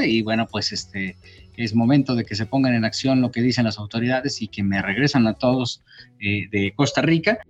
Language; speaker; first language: Spanish; native; Spanish